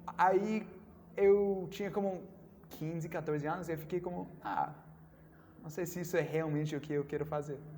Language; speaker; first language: Portuguese; non-native, learner; English